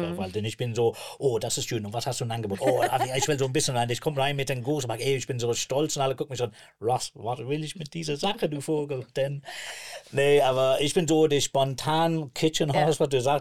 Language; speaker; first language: German; non-native, learner; English